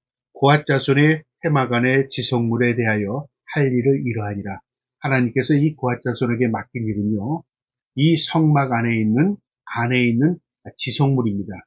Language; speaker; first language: Korean; native; Korean